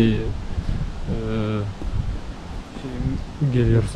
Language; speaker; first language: Turkish; non-native, learner; Bashkir